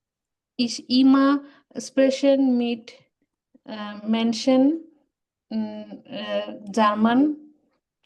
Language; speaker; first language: German; non-native, learner; Bangla